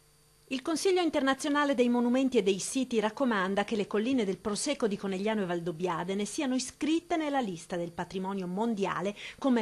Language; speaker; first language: Italian; native; Italian